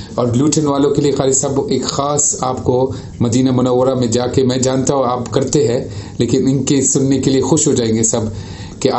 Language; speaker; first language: Urdu; early bilingual, other home language; Punjabi